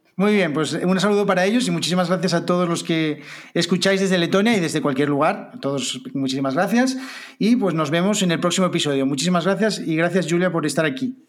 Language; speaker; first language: Spanish; native; Spanish